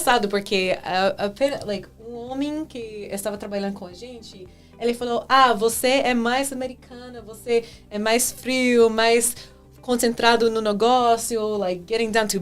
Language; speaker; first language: Portuguese; non-native, fluent; English